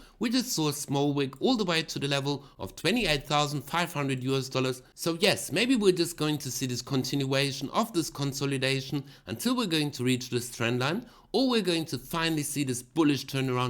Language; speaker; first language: English; non-native, fluent; German